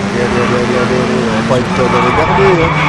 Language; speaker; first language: French; native; French